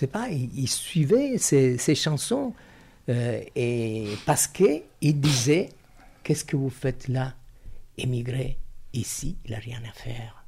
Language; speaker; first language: French; non-native, fluent; Italian